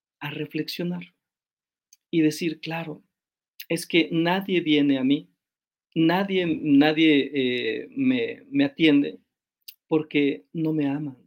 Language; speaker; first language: Spanish; native; Spanish